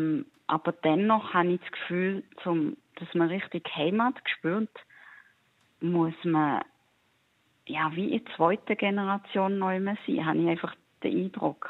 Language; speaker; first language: German; native; German